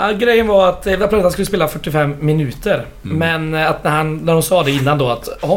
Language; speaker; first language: Swedish; native; Swedish